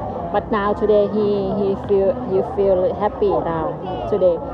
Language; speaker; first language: English; non-native, learner; Thai